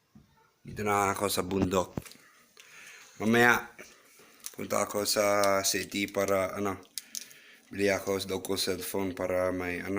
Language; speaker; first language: Filipino; non-native, learner; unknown